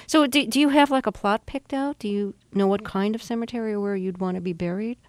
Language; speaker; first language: English; native; English